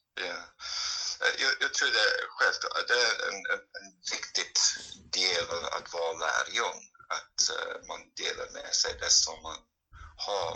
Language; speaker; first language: Swedish; non-native, fluent; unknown